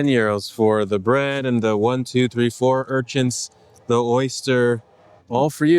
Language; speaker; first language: English; native; English